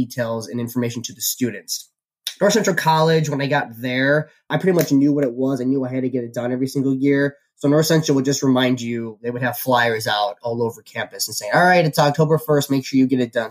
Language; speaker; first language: English; native; English